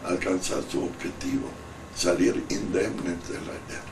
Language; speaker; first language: Spanish; non-native, fluent; Italian